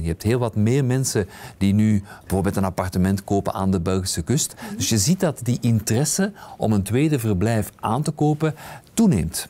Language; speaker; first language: Dutch; native; Dutch